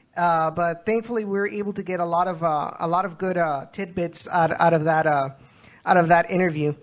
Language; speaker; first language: English; early bilingual, other home language; Spanish